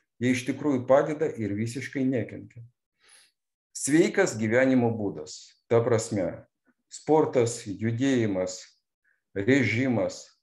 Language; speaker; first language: Lithuanian; non-native, local second language; Russian